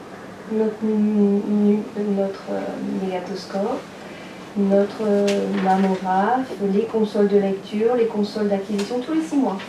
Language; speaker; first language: French; native; French